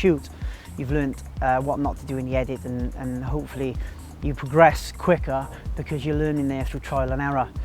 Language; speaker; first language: English; native; English